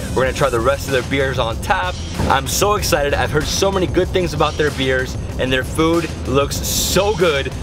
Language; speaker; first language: English; native; English